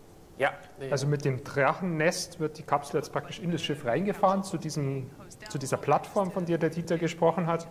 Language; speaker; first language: German; native; German